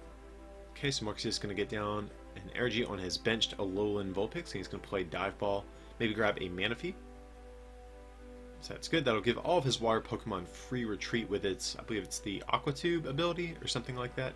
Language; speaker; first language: English; native; English